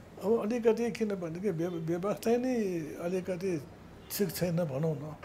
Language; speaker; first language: Nepali; non-native, local second language; Newari